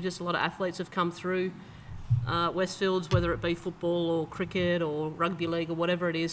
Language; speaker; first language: English; native; English